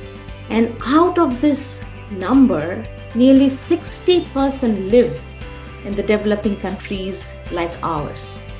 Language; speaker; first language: English; non-native, local second language; Bangla